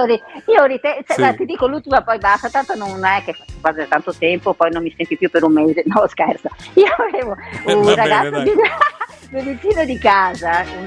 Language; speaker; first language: Italian; non-native, local second language; Venetian